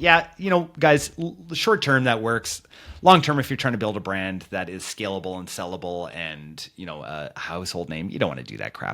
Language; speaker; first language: English; native; English